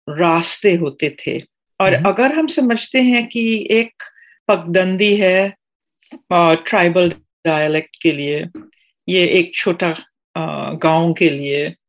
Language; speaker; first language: Hindi; non-native, fluent; English